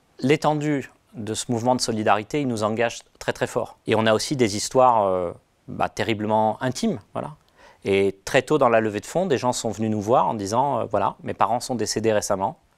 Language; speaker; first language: French; native; French